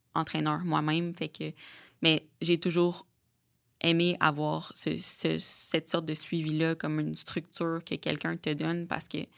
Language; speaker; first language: French; native; French